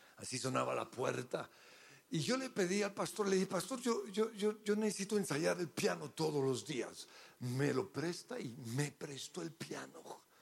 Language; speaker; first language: Spanish; early bilingual, other home language; English